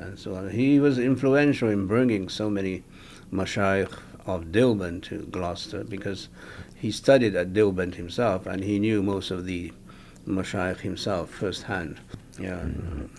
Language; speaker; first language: English; native; English